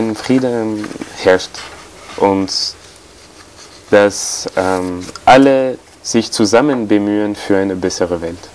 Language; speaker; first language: German; non-native, fluent; French